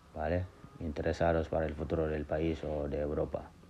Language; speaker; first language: Spanish; non-native, fluent; Wolof